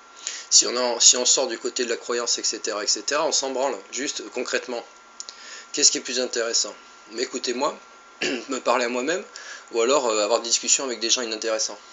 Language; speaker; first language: French; native; French